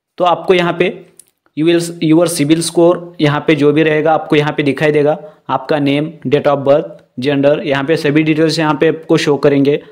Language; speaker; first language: Hindi; non-native, local second language; Marathi